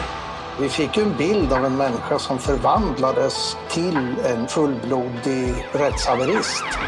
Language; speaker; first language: Swedish; native; Swedish